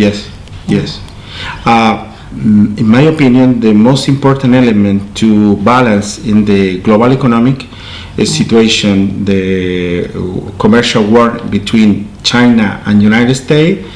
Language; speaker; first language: English; non-native, learner; Spanish